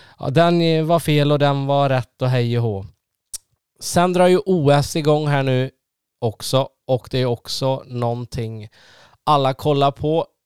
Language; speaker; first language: Swedish; native; Swedish